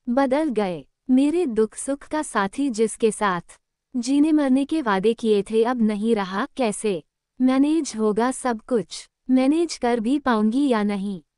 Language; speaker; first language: Hindi; native; Hindi